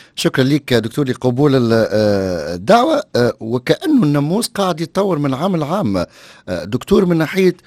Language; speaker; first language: Arabic; native; Arabic